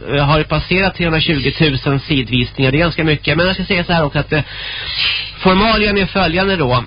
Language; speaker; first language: Swedish; native; Swedish